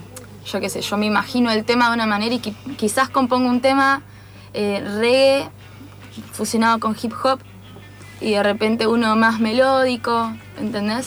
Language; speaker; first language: Spanish; native; Spanish